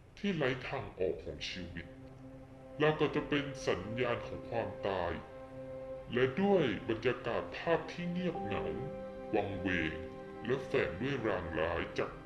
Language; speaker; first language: Thai; native; Thai